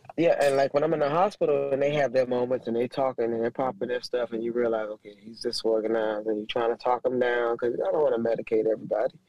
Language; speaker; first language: English; native; English